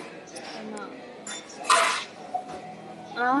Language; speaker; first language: Chinese; native; Chinese